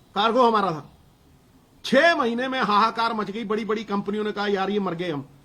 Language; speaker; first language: Hindi; non-native, local second language; Punjabi